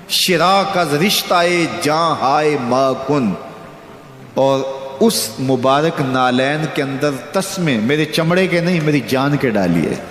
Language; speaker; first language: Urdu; non-native, local second language; Punjabi